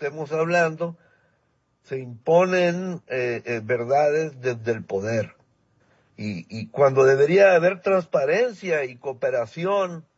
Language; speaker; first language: Spanish; native; Spanish